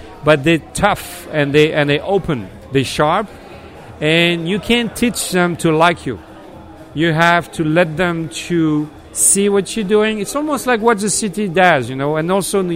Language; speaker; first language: English; non-native, fluent; French